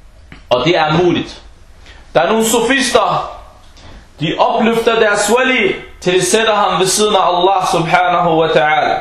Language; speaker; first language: Danish; non-native, fluent; Arabic